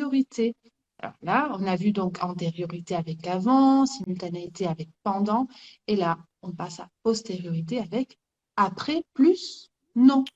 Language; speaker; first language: French; native; French